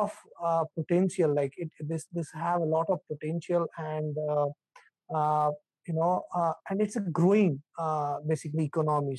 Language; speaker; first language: English; non-native, local second language; Bangla